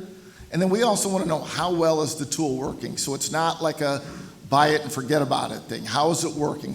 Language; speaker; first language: English; native; English